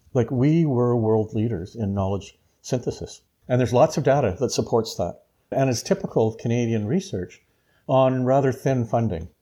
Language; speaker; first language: English; native; English